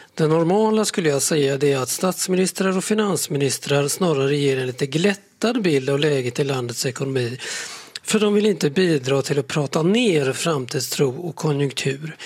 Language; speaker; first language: Swedish; native; Swedish